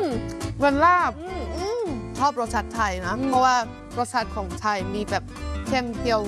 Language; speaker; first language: Thai; non-native, fluent; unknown